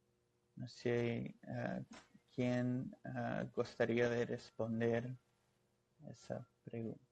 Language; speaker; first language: Spanish; non-native, fluent; Portuguese